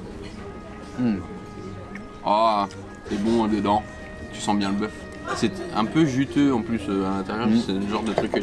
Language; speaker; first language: French; native; French